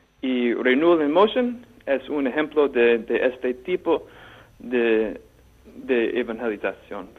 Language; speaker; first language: Spanish; non-native, fluent; English